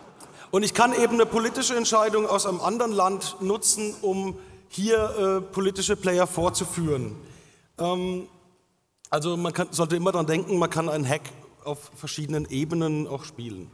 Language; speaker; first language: German; native; German